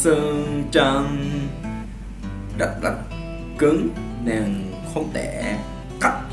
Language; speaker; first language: Vietnamese; non-native, learner; Japanese